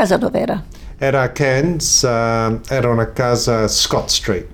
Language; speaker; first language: Italian; early bilingual, other home language; Friulian